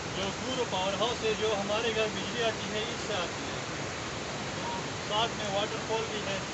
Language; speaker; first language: Urdu; non-native, local second language; Shina